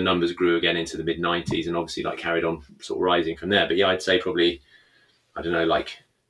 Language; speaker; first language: English; native; English